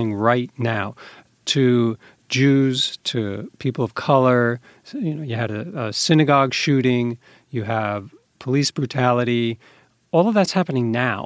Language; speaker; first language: English; native; English